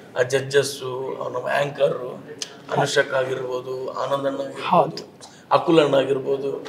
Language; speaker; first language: Kannada; non-native, local second language; Tulu